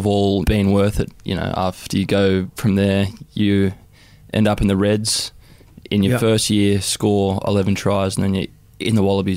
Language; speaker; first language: English; native; English